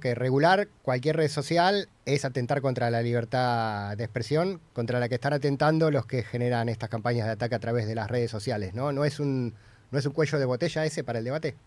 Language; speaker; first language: Spanish; native; Spanish